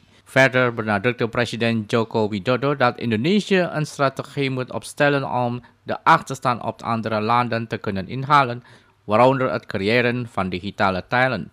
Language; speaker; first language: Dutch; non-native, fluent; Indonesian